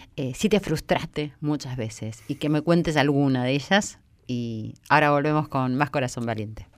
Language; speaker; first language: Spanish; native; Spanish